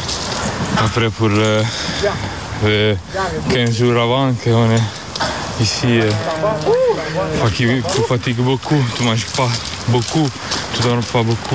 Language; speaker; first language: French; non-native, learner; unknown